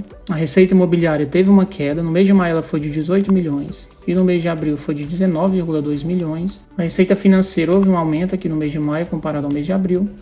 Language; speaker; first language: Portuguese; native; Portuguese